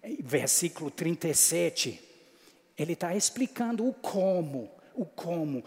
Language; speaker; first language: Portuguese; non-native, fluent; English